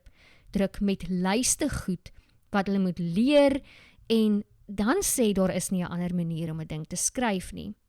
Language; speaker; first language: Afrikaans; native; Afrikaans